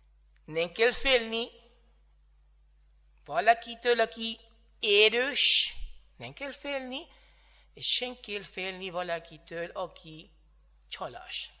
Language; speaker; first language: Hungarian; non-native, learner; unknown